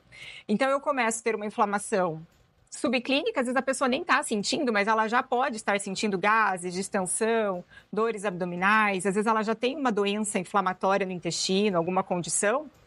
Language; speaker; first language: Portuguese; native; Portuguese